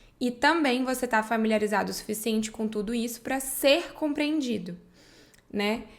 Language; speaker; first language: Portuguese; native; Portuguese